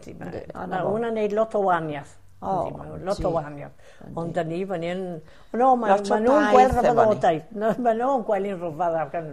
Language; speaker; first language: Welsh; early bilingual, heritage; Welsh